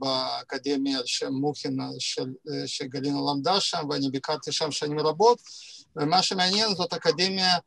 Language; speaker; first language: Hebrew; non-native, fluent; Russian